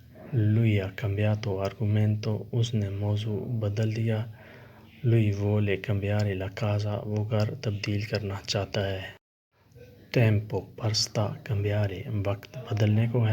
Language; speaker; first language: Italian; non-native, learner; Urdu